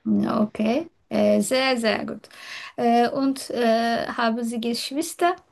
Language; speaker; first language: German; non-native, learner; Turkish